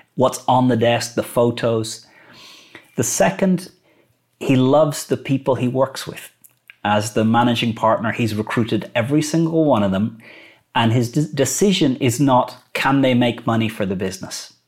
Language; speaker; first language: English; native; English